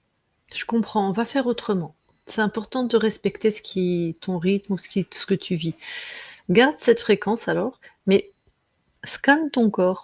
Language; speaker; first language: French; native; French